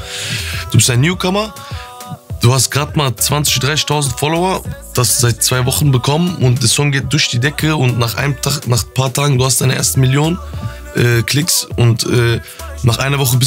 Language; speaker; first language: German; early bilingual, other home language; Turkish